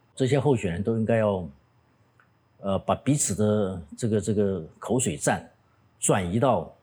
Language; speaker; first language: Chinese; native; Chinese